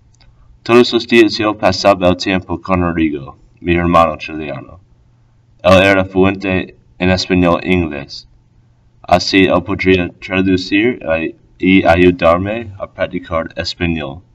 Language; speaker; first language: Spanish; non-native, learner; English